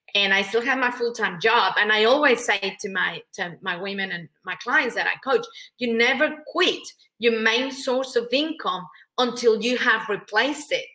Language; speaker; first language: English; non-native, fluent; Spanish